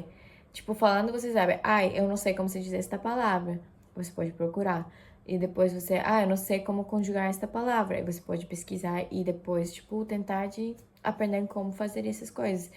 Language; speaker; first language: Portuguese; non-native, fluent; Japanese